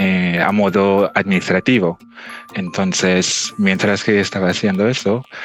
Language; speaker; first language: Spanish; non-native, fluent; English